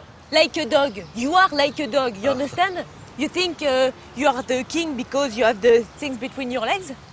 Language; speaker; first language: English; non-native, fluent; French